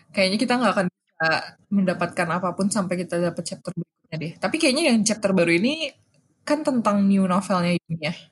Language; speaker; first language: Indonesian; native; Indonesian